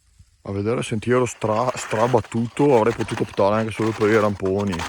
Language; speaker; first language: Italian; native; Italian